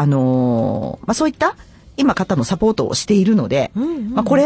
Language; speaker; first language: Japanese; native; Japanese